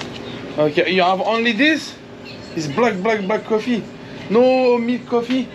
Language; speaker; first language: English; non-native, learner; French